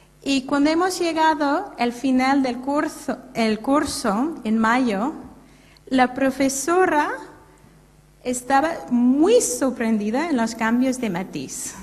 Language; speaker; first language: Spanish; non-native, fluent; English